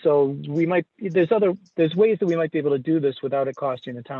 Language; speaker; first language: English; native; English